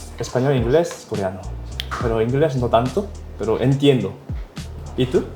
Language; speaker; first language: Spanish; non-native, learner; Korean